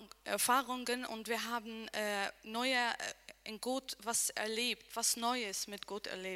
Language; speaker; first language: German; non-native, learner; Arabic